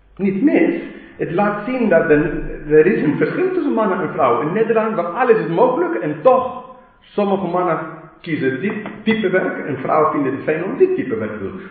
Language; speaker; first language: Dutch; non-native, fluent; English